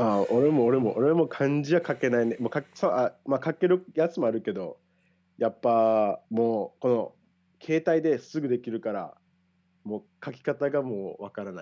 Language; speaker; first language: Japanese; early bilingual, heritage; Japanese